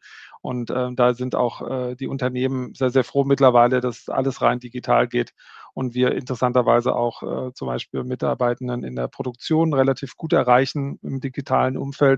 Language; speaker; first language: German; native; German